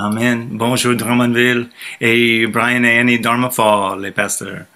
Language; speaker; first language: French; non-native, fluent; English